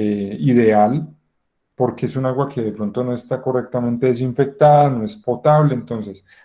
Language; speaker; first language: Spanish; native; Spanish